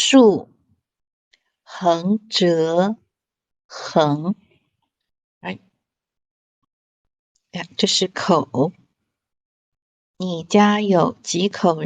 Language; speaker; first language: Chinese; non-native, fluent; English